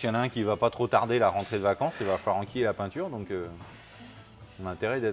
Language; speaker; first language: French; native; French